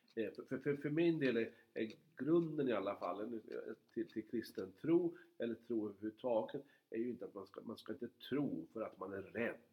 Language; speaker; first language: Swedish; native; Swedish